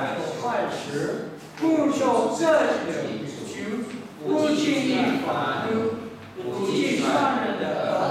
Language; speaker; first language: Chinese; non-native, learner; English